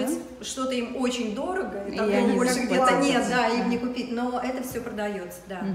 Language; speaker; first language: Russian; native; Russian